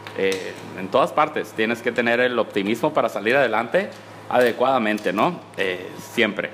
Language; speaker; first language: Spanish; early bilingual, heritage; Spanish